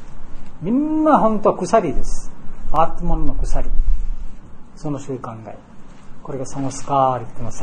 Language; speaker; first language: Japanese; non-native, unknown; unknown